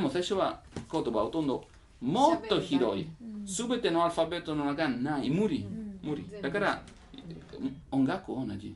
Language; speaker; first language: Japanese; non-native, learner; Italian